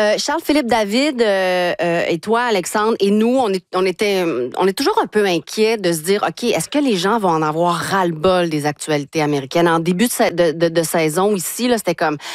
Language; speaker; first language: French; native; French